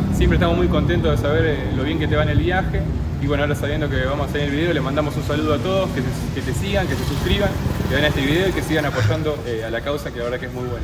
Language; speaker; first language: Spanish; native; Spanish